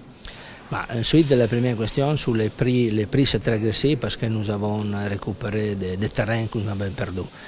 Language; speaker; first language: French; non-native, fluent; Italian